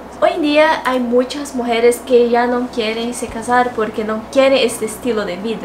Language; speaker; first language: Spanish; non-native, fluent; Portuguese